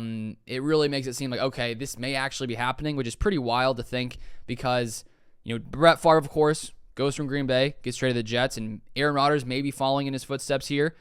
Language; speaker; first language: English; native; English